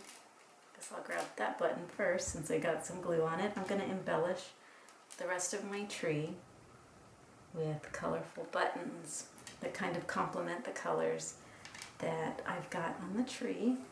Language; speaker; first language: English; native; English